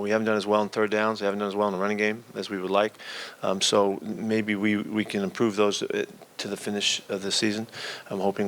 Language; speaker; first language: English; native; English